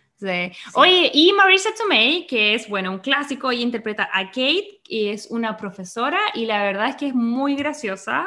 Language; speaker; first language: Spanish; native; Spanish